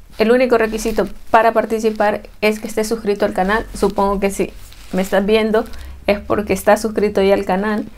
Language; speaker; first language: Spanish; native; Spanish